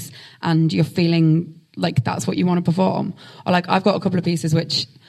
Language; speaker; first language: English; native; English